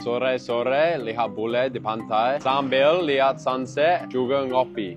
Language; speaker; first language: Indonesian; non-native, fluent; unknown